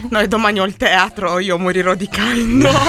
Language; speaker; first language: Italian; native; Italian